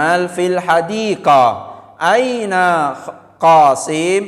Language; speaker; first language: Arabic; non-native, fluent; Indonesian